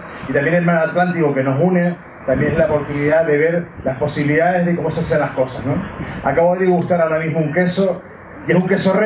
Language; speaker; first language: Spanish; native; Spanish